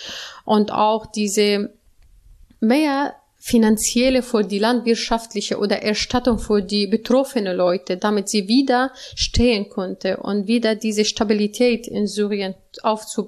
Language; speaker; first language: German; non-native, learner; Arabic